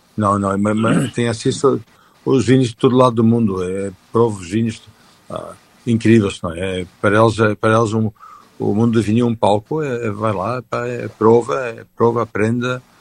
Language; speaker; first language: Portuguese; non-native, fluent; French